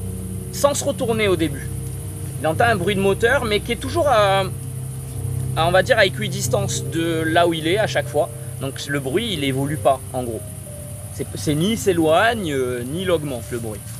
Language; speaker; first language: French; native; French